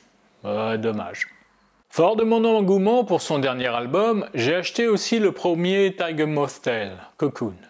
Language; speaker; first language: French; native; French